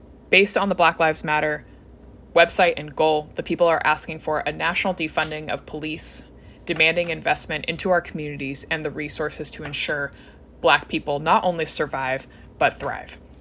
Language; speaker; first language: English; native; English